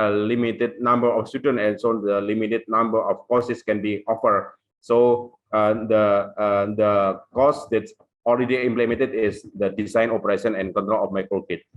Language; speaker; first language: English; non-native, local second language; Indonesian